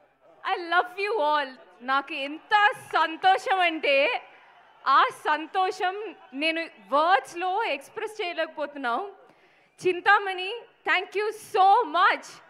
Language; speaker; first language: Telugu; non-native, local second language; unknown